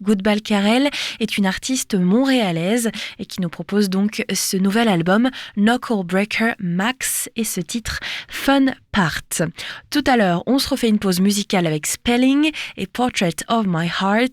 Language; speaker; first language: French; native; French